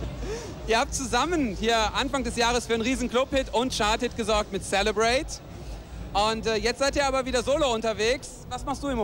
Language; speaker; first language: German; native; German